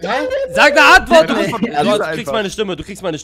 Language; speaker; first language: German; native; German